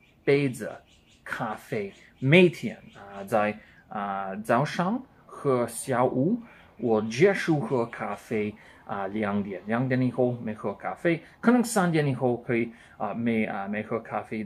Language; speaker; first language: Chinese; non-native, learner; English